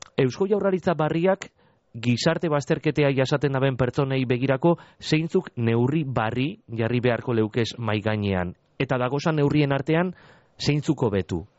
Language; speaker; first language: Basque; native; Basque